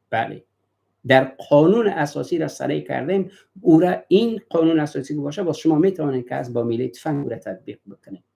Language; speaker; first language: Persian; native; Persian